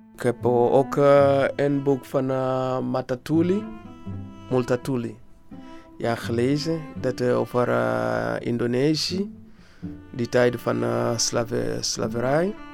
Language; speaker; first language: Dutch; non-native, learner; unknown